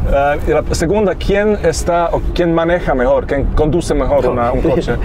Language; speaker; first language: Spanish; non-native, learner; German